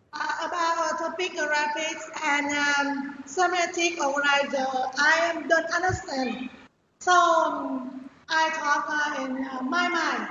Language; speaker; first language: English; non-native, learner; Vietnamese